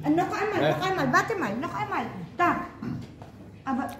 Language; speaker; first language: German; non-native, learner; Filipino